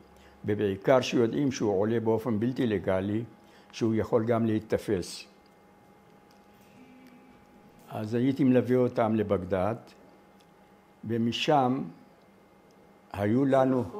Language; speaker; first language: Hebrew; non-native, fluent; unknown